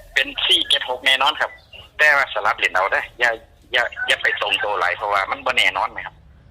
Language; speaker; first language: Thai; native; Thai